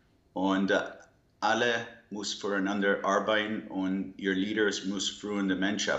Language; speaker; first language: German; non-native, learner; English